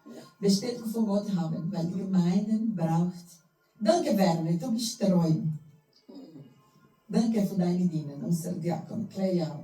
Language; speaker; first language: German; non-native, learner; Portuguese